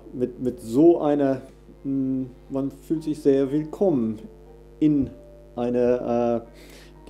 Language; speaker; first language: German; non-native, fluent; English